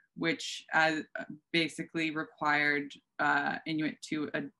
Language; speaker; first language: English; native; English